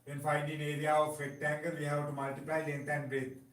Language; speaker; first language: English; non-native, local second language; Sinhala